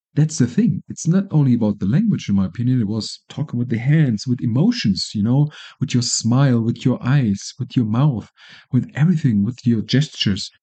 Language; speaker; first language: English; non-native, fluent; German